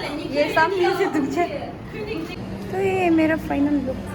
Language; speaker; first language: Hindi; non-native, learner; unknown